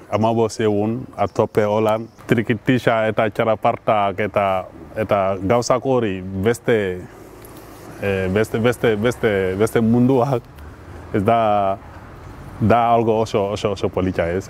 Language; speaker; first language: Basque; non-native, learner; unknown